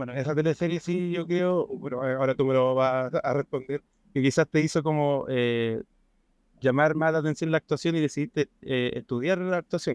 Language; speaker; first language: Spanish; native; Spanish